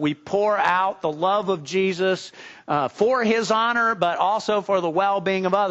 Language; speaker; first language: English; native; English